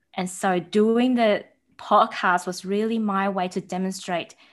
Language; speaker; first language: English; early bilingual, other home language; Chinese